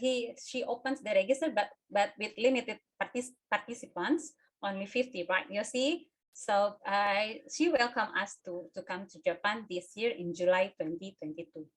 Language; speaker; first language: English; non-native, fluent; Indonesian